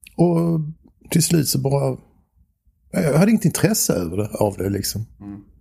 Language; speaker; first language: Swedish; native; Swedish